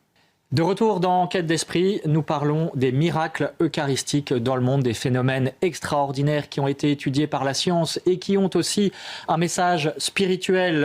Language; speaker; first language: French; native; French